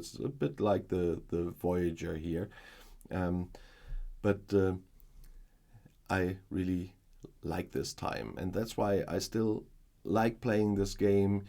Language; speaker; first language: English; non-native, fluent; German